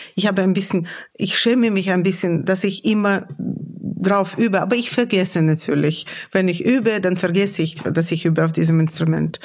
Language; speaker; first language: German; non-native, fluent; Russian